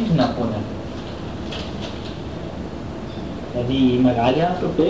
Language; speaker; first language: Greek; native; Greek